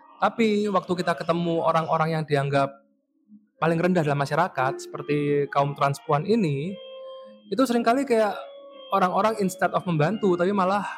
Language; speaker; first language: Indonesian; native; Indonesian